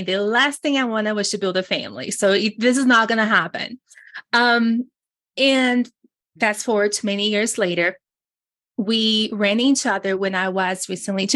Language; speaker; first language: English; non-native, fluent; Portuguese